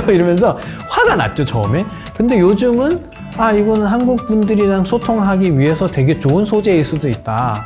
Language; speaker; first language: Korean; non-native, fluent; Nepali